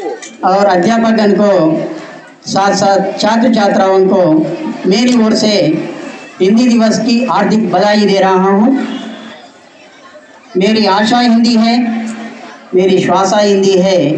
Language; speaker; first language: Hindi; non-native, local second language; Telugu